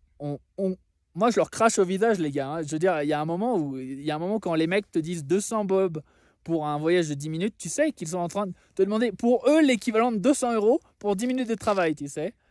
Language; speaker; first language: French; native; French